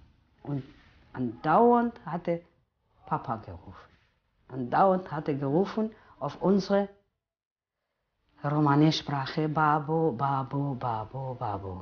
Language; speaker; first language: German; non-native, fluent; Romany